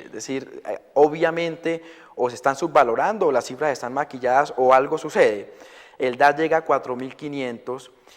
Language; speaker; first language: Spanish; native; Spanish